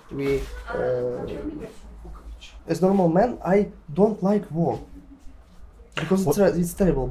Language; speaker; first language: English; non-native, learner; Ukrainian